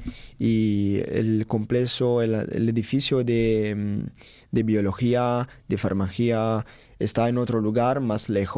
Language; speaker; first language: Spanish; non-native, learner; Italian